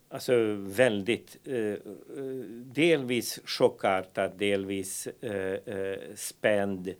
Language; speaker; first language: Swedish; non-native, fluent; Bosnian